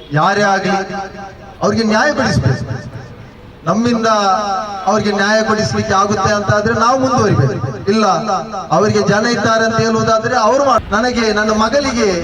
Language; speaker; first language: Kannada; non-native, local second language; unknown